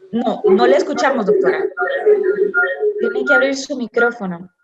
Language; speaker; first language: Spanish; native; Spanish